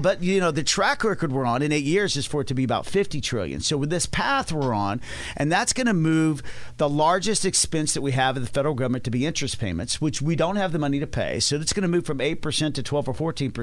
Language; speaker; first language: English; native; English